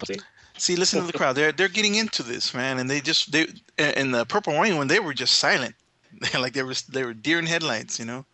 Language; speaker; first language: English; native; English